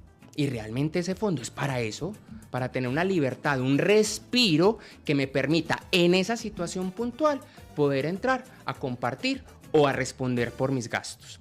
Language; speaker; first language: Spanish; native; Spanish